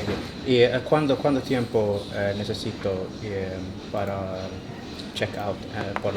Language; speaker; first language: Spanish; non-native, learner; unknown